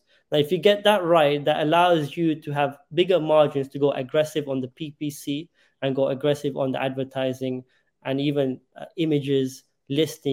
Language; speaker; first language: English; native; English